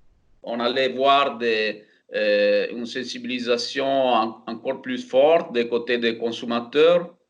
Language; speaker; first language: French; non-native, fluent; Italian